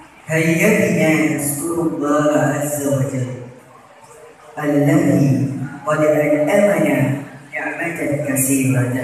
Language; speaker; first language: Arabic; non-native, learner; Madurese